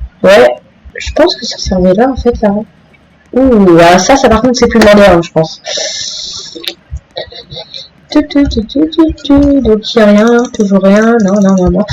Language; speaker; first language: French; native; French